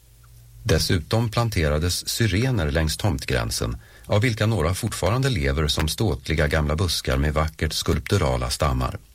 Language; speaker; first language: Swedish; native; Swedish